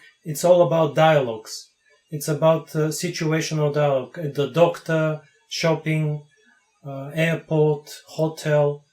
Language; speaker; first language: English; non-native, fluent; Bulgarian